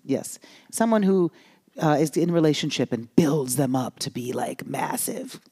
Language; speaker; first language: English; native; English